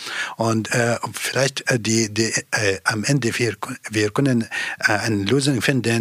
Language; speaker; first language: German; non-native, learner; Persian